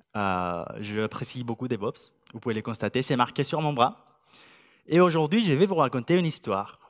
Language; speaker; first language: French; non-native, fluent; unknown